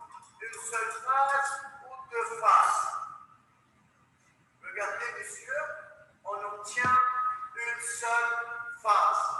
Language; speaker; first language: French; non-native, local second language; Arabic